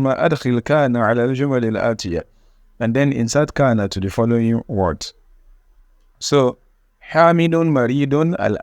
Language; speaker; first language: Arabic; non-native, fluent; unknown